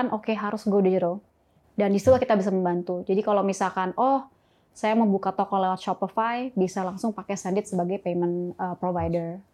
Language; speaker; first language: Indonesian; native; Indonesian